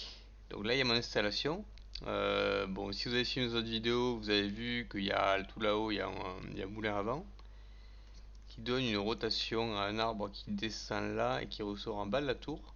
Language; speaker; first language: French; native; French